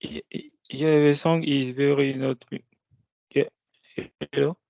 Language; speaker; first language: English; non-native, learner; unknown